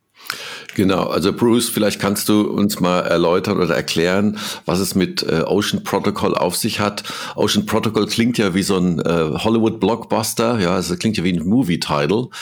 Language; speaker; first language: German; native; German